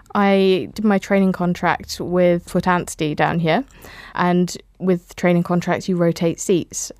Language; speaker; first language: English; native; English